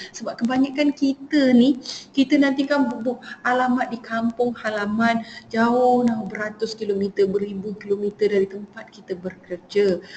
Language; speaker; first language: Malay; native; Malay